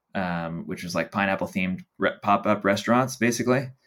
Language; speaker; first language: English; native; English